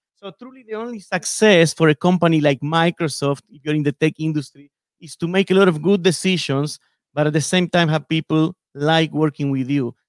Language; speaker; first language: English; non-native, fluent; Spanish